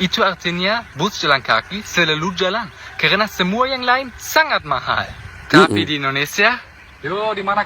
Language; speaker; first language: Indonesian; non-native, learner; German